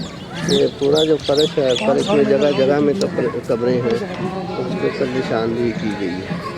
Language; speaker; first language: Hindi; non-native, local second language; Saraiki